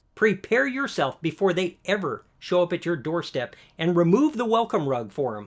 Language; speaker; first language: English; native; English